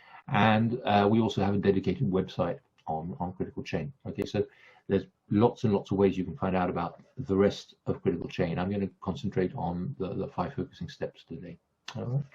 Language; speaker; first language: English; non-native, fluent; French